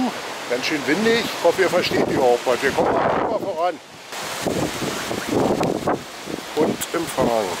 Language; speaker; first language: German; native; German